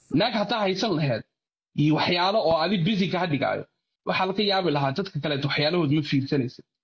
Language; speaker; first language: Somali; early bilingual, heritage; Somali